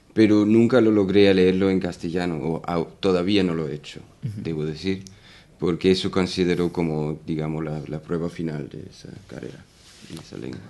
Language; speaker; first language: Spanish; non-native, fluent; Danish